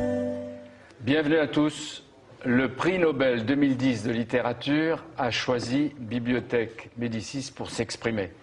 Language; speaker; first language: French; native; French